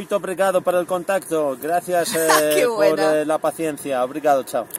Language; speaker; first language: Spanish; non-native, learner; Portuguese